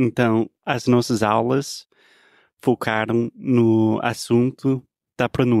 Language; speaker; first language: Portuguese; non-native, fluent; English